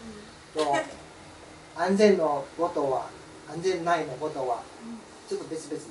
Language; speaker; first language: Japanese; non-native, learner; Chinese